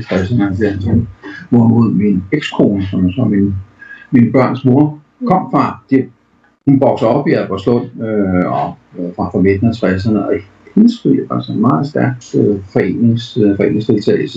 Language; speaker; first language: Danish; native; Danish